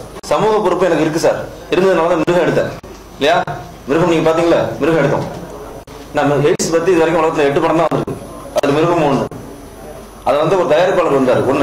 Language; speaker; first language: Tamil; native; Tamil